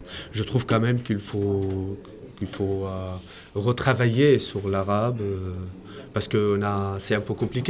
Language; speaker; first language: French; non-native, fluent; Arabic